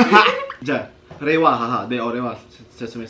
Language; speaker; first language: Japanese; non-native, fluent; Indonesian